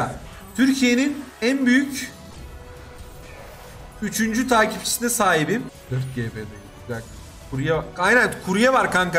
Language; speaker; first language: Turkish; native; Turkish